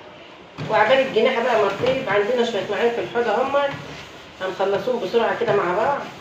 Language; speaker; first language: Arabic; native; Arabic